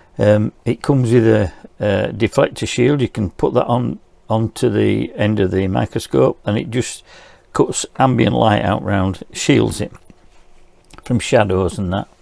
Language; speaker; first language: English; native; English